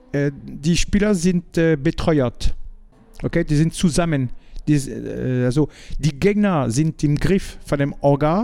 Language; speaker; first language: German; non-native, learner; French